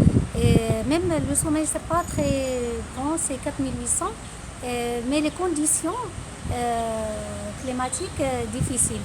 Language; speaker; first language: French; non-native, local second language; Arabic